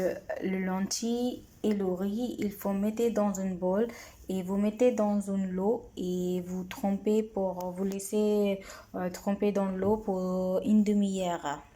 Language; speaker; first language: French; non-native, learner; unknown